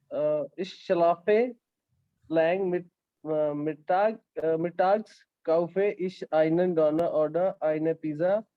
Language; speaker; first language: German; non-native, learner; Hindi